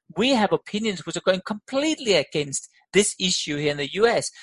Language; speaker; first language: English; non-native, fluent; Danish